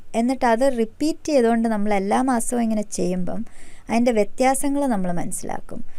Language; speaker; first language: Malayalam; early bilingual, heritage; Malayalam